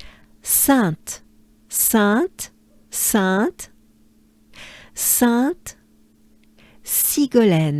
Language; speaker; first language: French; native; French